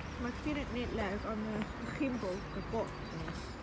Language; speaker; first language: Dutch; non-native, learner; Vietnamese